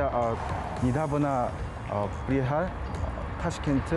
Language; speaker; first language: Russian; non-native, learner; Korean